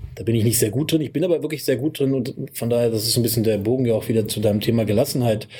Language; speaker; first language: German; native; German